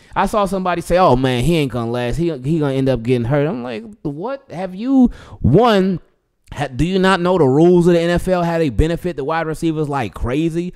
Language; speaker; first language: English; native; English